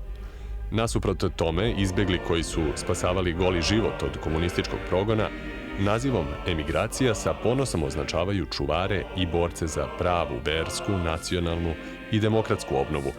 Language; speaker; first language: Bosnian; native; Bosnian